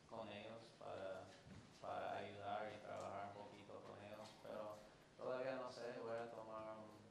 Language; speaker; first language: Spanish; non-native, fluent; English